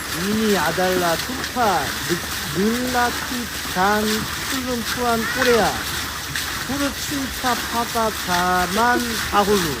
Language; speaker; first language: Malay; native; Malay